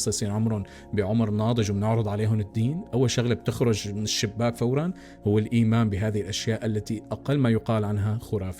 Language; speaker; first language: Arabic; native; Arabic